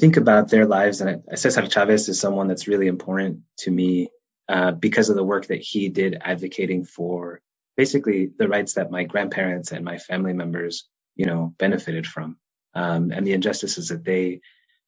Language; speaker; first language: English; native; English